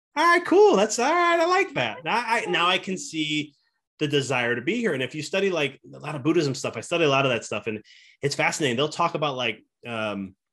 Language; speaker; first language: English; native; English